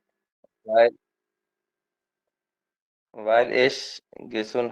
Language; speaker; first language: German; non-native, learner; Urdu